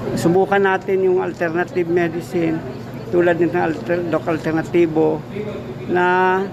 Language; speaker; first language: Filipino; non-native, local second language; Aklanon